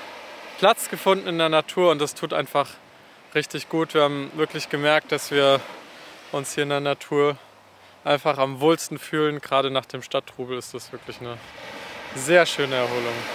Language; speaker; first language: German; native; German